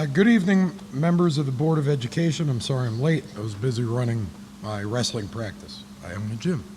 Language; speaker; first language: English; native; English